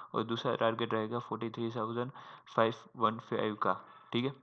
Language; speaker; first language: Hindi; non-native, local second language; Gujarati